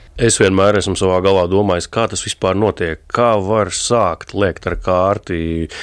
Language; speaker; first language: Latvian; native; Latvian